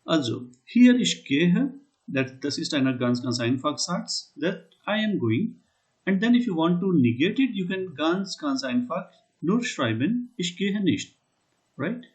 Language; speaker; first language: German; non-native, learner; Hindi